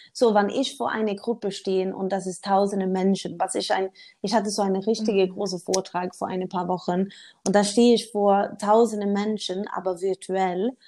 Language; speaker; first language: German; non-native, learner; Swedish